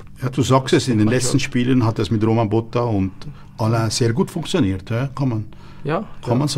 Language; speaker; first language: German; native; German